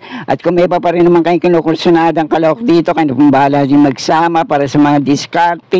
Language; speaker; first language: Filipino; native; Filipino